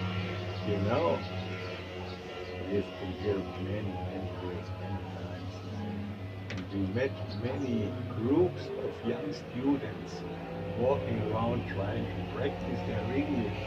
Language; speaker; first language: English; non-native, fluent; German